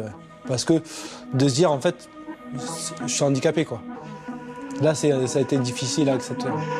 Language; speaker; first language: French; native; French